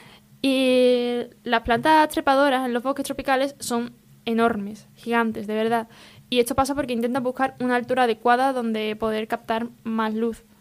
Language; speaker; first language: Spanish; native; Spanish